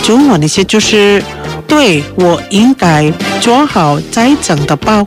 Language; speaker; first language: Chinese; non-native, local second language; Indonesian